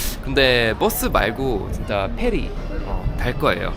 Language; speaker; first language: Korean; native; Korean